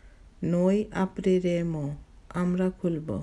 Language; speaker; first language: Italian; non-native, fluent; Bangla